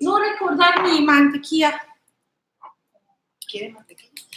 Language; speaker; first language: Spanish; non-native, learner; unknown